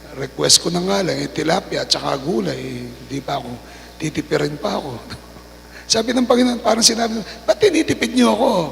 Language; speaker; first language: Filipino; non-native, local second language; Pampanga